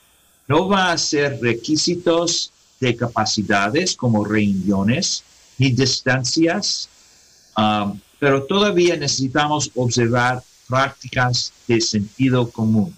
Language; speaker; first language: Spanish; non-native, learner; English